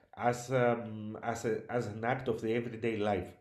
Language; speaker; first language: English; non-native, learner; Greek